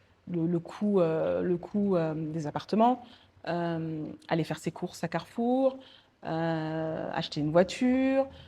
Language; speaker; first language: French; early bilingual, other home language; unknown